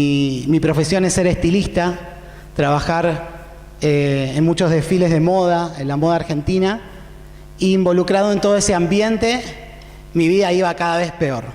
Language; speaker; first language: Spanish; native; Spanish